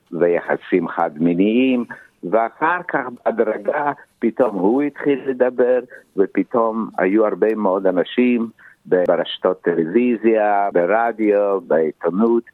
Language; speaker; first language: Hebrew; non-native, fluent; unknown